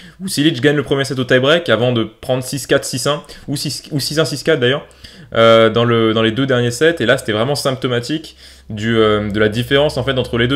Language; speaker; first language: French; native; French